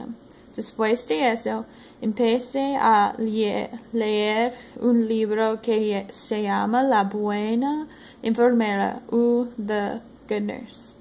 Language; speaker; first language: Spanish; non-native, learner; English